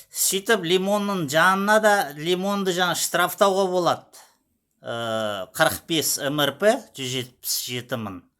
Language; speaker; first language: Kazakh; non-native, local second language; Russian